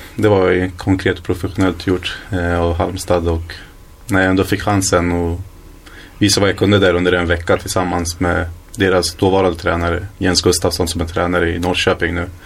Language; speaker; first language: Swedish; early bilingual, other home language; Kurdish